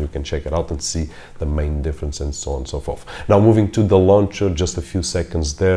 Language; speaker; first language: English; non-native, fluent; Portuguese